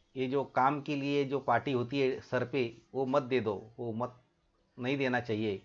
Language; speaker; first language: Hindi; non-native, local second language; Marathi